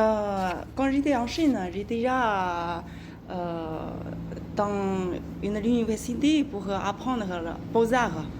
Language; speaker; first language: French; non-native, learner; Chinese